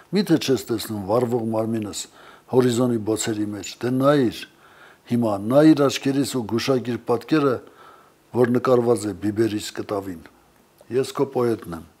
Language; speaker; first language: Armenian; native; Armenian